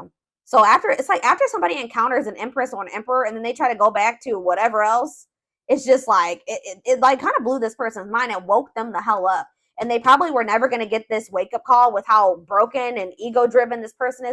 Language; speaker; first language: English; native; English